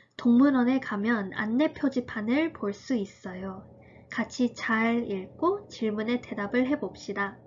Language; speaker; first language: Korean; early bilingual, heritage; Korean